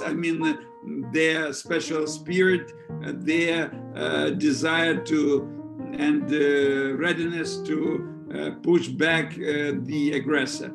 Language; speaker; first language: English; non-native, fluent; Ukrainian